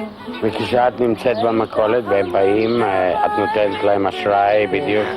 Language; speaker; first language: Hebrew; non-native, fluent; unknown